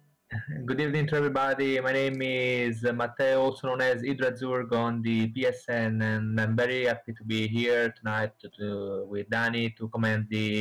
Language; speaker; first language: English; non-native, fluent; Italian